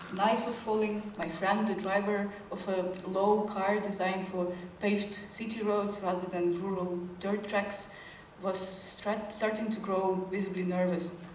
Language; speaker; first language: English; non-native, fluent; Ukrainian